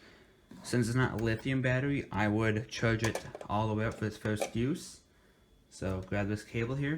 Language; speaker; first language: English; native; English